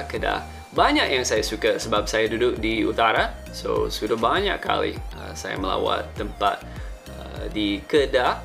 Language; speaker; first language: Indonesian; non-native, fluent; English